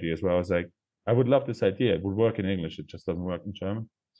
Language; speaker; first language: English; non-native, fluent; German